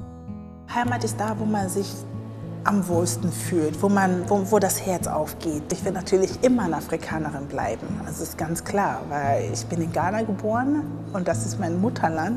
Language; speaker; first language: German; early bilingual, other home language; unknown